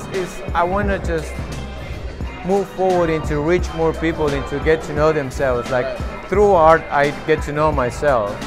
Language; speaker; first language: English; non-native, fluent; Spanish